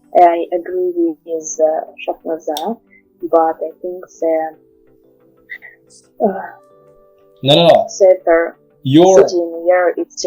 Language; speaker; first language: English; non-native, learner; Russian